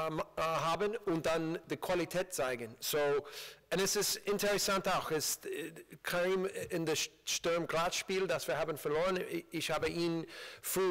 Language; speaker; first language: German; non-native, learner; English